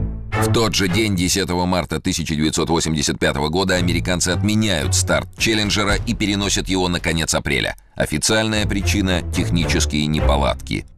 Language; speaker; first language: Russian; native; Russian